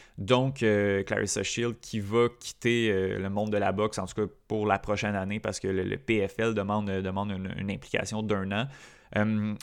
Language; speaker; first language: French; native; French